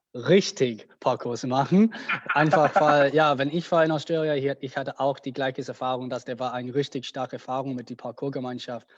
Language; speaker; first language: German; non-native, learner; English